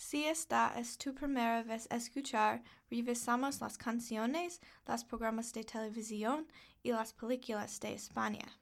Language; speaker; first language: Spanish; non-native, learner; English